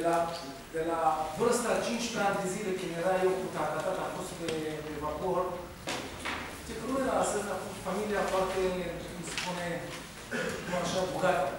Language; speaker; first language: Romanian; non-native, learner; Hebrew